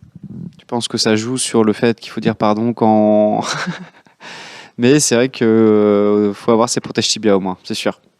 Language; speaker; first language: French; native; French